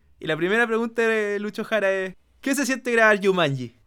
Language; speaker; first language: Spanish; native; Spanish